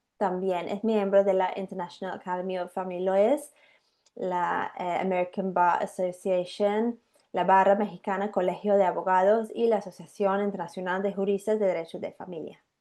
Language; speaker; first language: Spanish; non-native, fluent; English